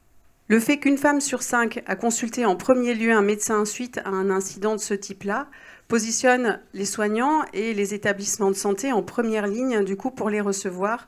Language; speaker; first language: French; native; French